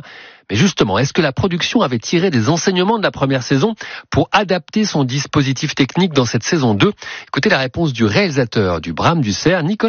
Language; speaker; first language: French; native; French